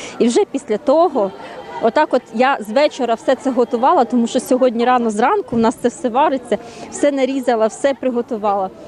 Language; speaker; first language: Ukrainian; native; Ukrainian